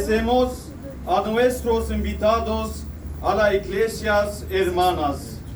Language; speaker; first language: Spanish; non-native, fluent; Armenian